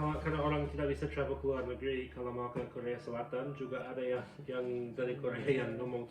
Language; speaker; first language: Indonesian; non-native, fluent; English